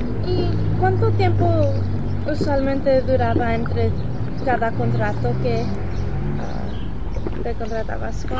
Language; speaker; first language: Spanish; early bilingual, heritage; Spanish